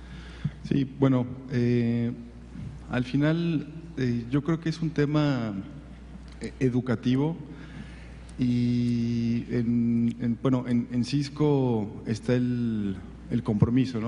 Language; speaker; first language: Spanish; native; Spanish